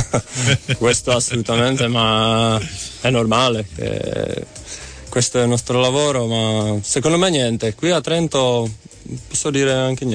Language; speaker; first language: Italian; non-native, fluent; Czech